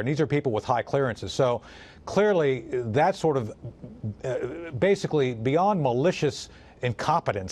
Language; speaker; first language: English; native; English